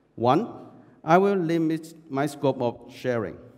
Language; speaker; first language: English; non-native, local second language; Chinese